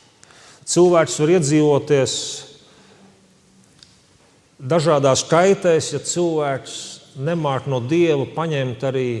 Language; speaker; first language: Latvian; native; Latvian